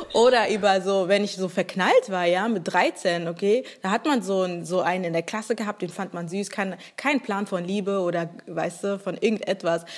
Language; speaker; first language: German; early bilingual, other home language; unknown